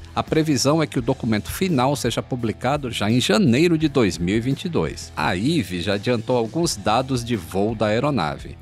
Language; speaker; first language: Portuguese; native; Portuguese